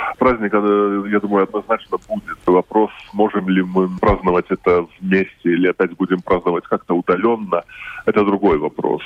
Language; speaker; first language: Russian; non-native, local second language; Latvian